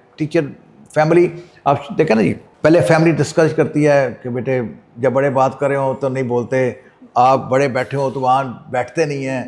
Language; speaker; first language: Urdu; native; Urdu